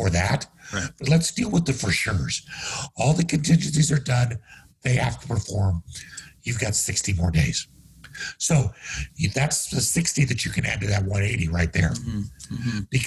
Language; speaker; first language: English; native; English